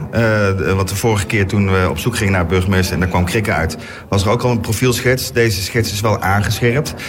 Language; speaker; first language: Dutch; native; Dutch